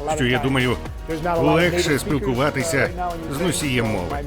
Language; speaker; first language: Ukrainian; non-native, fluent; English